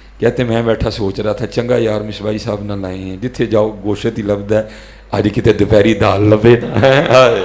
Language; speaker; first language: Urdu; non-native, local second language; Punjabi